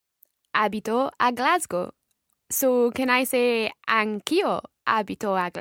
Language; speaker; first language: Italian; non-native, learner; English